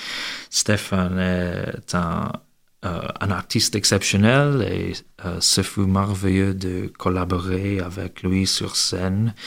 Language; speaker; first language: French; non-native, learner; English